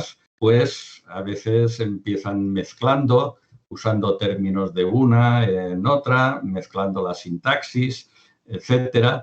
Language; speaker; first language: Spanish; non-native, local second language; Catalan